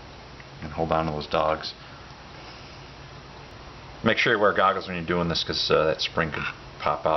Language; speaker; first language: English; native; English